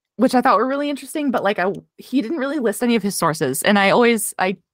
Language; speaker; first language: English; native; English